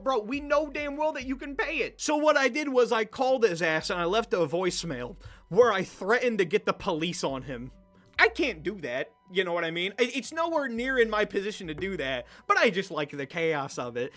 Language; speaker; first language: English; native; English